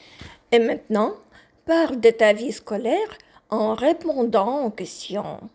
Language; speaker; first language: French; non-native, fluent; Ukrainian